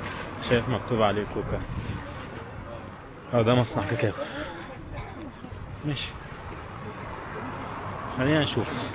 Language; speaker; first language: Arabic; native; Arabic